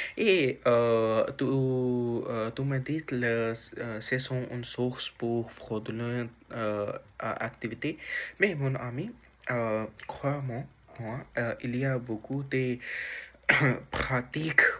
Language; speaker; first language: French; non-native, learner; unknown